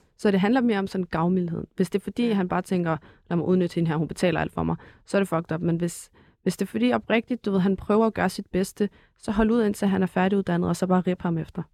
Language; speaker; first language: Danish; early bilingual, other home language; Armenian